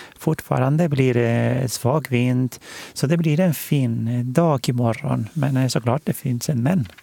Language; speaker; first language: Swedish; non-native, fluent; Spanish